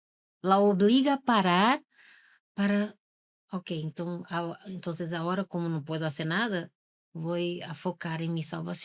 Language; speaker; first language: Spanish; non-native, learner; Portuguese